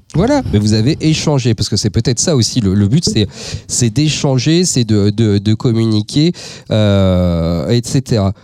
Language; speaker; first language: French; native; French